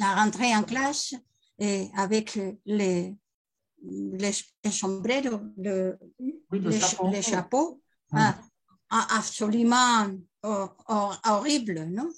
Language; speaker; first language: French; non-native, learner; Spanish